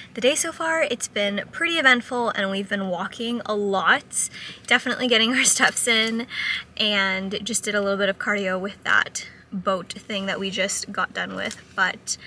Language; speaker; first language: English; native; English